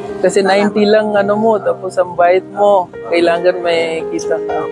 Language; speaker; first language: Filipino; non-native, fluent; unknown